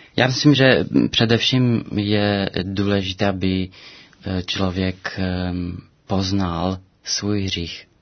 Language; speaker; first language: Czech; non-native, fluent; Romanian